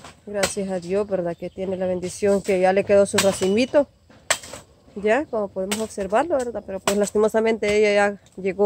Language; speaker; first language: Spanish; native; Spanish